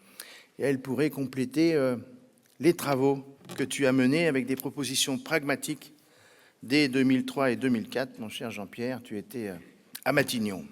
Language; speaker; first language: French; native; French